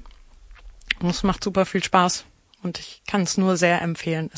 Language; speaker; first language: German; native; German